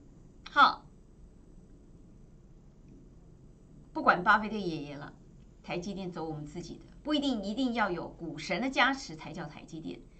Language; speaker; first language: Chinese; native; Chinese